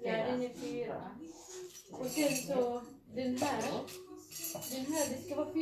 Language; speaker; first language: Swedish; non-native, learner; Cebuano